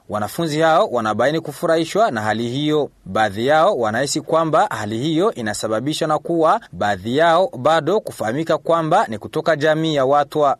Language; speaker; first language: Swahili; non-native, local second language; Rundi